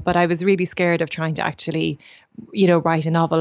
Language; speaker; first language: English; native; English